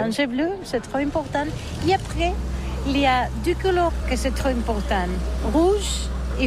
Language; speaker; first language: French; non-native, learner; Catalan